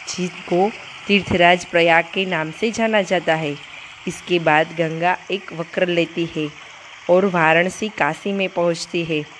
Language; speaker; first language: Hindi; non-native, local second language; Gujarati